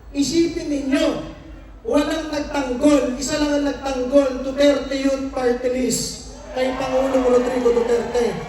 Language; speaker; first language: Filipino; native; Filipino